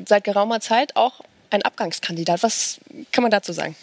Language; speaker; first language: German; native; German